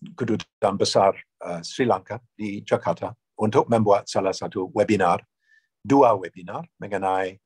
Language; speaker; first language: Indonesian; non-native, fluent; English